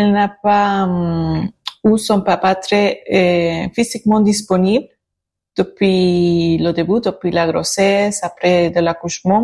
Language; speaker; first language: French; non-native, learner; Spanish